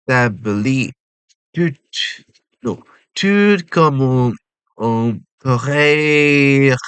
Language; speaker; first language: French; non-native, learner; Japanese